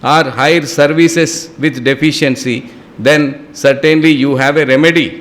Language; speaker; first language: English; non-native, local second language; Telugu